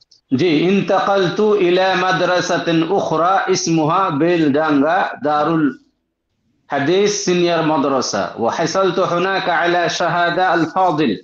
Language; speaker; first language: Arabic; non-native, learner; Bangla